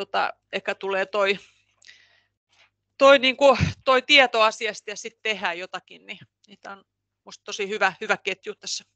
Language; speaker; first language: Finnish; native; Finnish